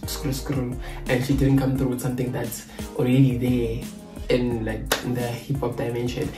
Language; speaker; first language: English; non-native, local second language; Zulu